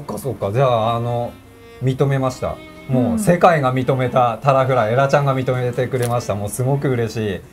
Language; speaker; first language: Japanese; native; Japanese